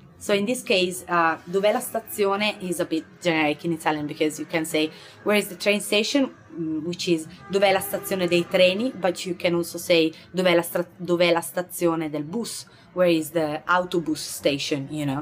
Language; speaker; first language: English; non-native, fluent; Italian